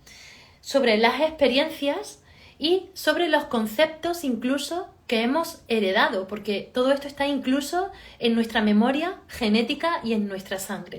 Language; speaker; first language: Spanish; native; Spanish